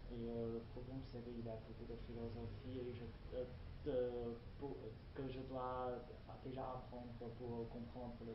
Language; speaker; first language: French; non-native, learner; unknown